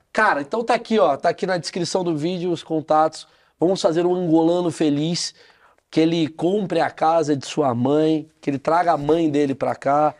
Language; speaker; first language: Portuguese; native; Portuguese